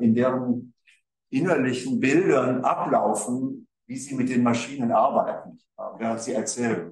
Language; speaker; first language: German; native; German